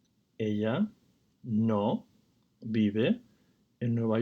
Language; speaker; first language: Spanish; non-native, fluent; English